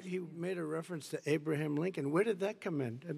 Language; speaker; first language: English; native; English